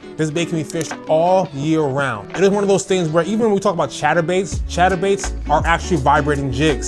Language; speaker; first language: English; native; English